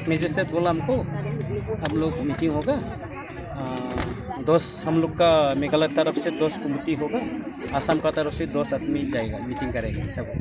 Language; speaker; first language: Hindi; non-native, local second language; Bangla